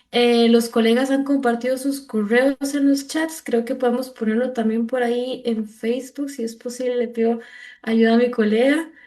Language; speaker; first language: Spanish; native; Spanish